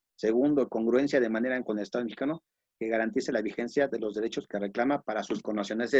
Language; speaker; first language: Spanish; native; Spanish